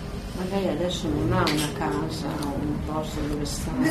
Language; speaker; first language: Italian; non-native, learner; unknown